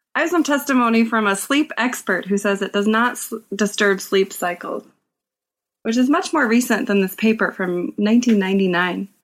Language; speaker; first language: English; native; English